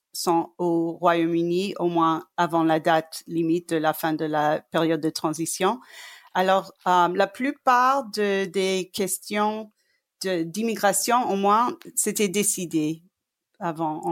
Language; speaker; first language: French; non-native, fluent; English